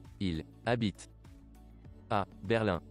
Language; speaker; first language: French; non-native, learner; English